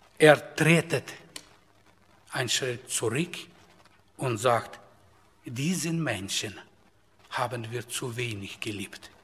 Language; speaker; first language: German; non-native, fluent; Russian